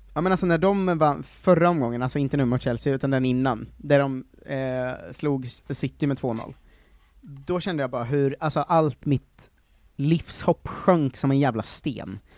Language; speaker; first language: Swedish; native; Swedish